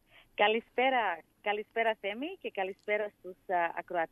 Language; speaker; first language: Greek; early bilingual, heritage; English